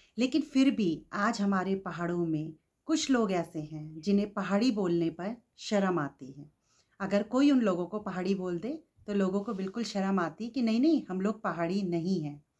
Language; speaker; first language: Hindi; native; Hindi